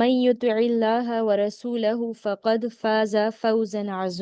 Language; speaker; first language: Arabic; non-native, learner; Urdu